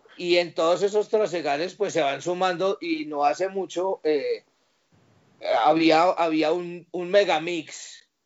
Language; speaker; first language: Spanish; native; Spanish